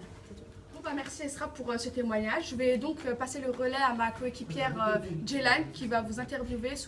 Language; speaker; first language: French; native; French